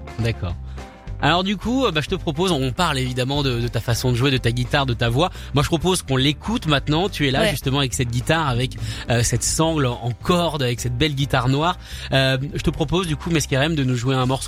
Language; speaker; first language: French; native; French